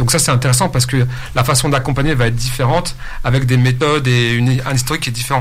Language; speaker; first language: French; native; French